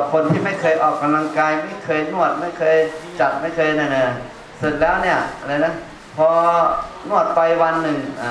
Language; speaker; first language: Thai; non-native, fluent; Chinese